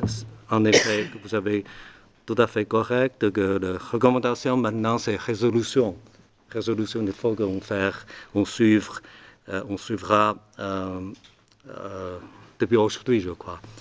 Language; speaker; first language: French; non-native, learner; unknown